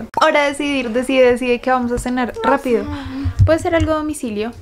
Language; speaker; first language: Spanish; native; Spanish